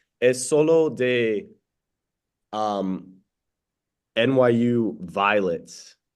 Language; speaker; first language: Spanish; non-native, learner; English